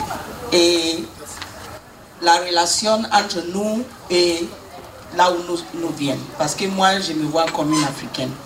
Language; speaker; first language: French; non-native, fluent; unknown